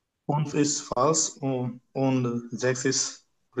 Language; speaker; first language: German; non-native, learner; Bangla